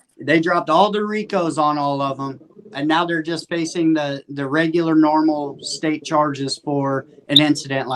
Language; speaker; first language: English; native; English